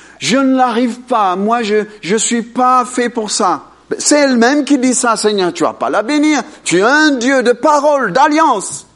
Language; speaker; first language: French; non-native, fluent; Amharic